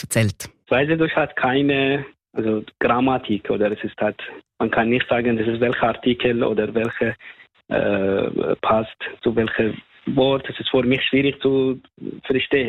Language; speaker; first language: German; non-native, fluent; Persian